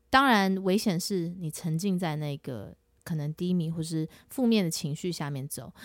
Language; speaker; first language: Chinese; native; Chinese